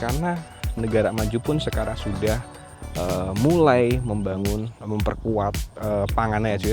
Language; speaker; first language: Indonesian; native; Indonesian